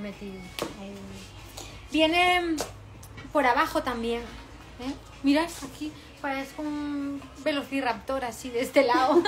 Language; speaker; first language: Spanish; native; Spanish